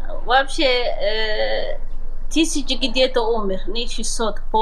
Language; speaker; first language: Russian; non-native, learner; Somali